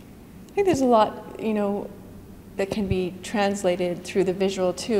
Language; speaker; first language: English; native; English